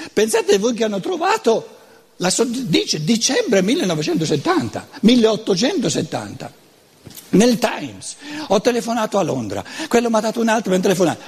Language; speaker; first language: Italian; non-native, local second language; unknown